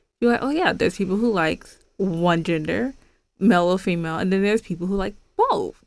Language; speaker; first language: English; native; English